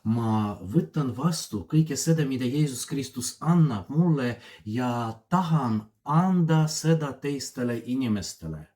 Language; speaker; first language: Estonian; non-native, fluent; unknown